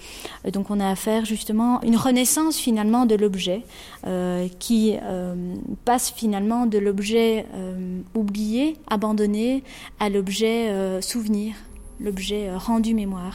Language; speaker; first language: French; native; French